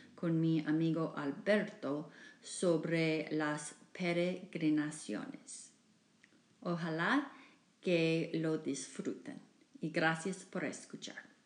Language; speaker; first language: Spanish; non-native, learner; English